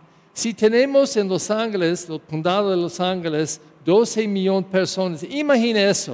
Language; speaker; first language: Spanish; non-native, learner; English